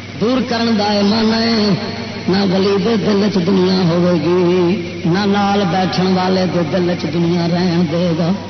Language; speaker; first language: Urdu; non-native, local second language; Punjabi